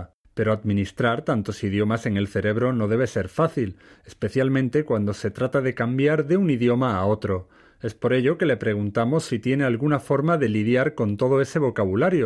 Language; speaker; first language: Spanish; native; Spanish